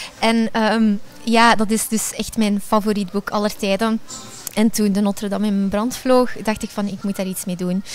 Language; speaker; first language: Dutch; native; Dutch